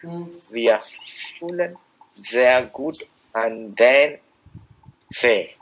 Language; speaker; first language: German; non-native, learner; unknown